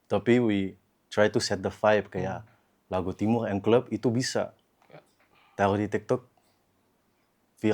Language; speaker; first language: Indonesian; early bilingual, heritage; Dutch